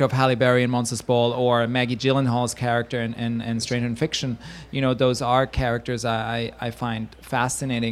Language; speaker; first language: English; non-native, fluent; Swiss German